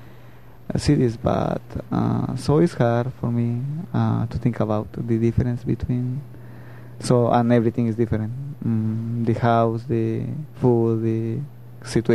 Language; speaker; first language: English; non-native, learner; Spanish